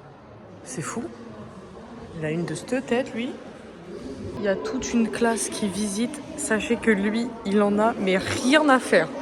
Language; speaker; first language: French; native; French